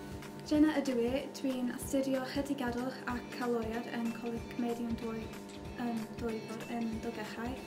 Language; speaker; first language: Welsh; non-native, local second language; English